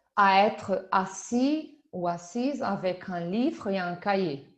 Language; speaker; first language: French; non-native, fluent; Spanish